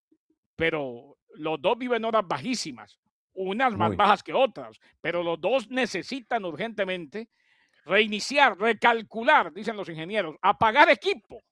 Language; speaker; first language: Spanish; native; Spanish